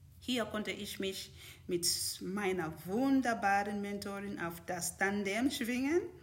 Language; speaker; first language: German; non-native, fluent; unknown